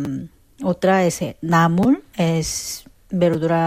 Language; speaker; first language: Spanish; non-native, local second language; Korean